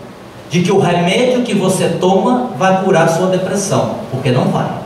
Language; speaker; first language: Portuguese; native; Portuguese